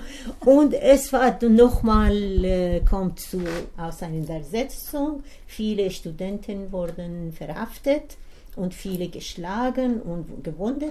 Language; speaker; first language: German; non-native, learner; Persian